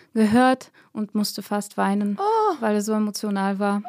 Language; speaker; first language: German; non-native, fluent; Bulgarian